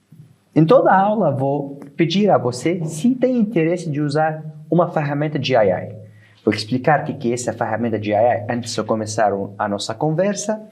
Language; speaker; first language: Portuguese; non-native, fluent; Arabic